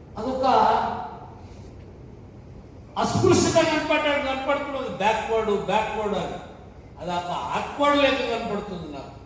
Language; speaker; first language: Telugu; native; Telugu